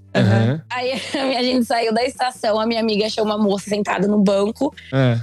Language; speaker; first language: Portuguese; native; Portuguese